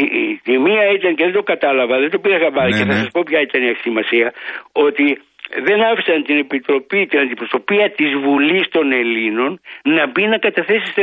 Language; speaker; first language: Greek; native; Greek